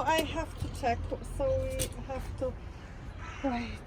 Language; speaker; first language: English; non-native, fluent; Polish